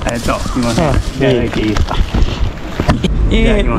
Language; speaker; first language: Japanese; native; Japanese